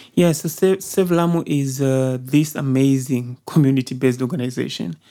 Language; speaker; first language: English; non-native, local second language; Swahili